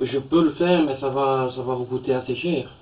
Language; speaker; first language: French; native; French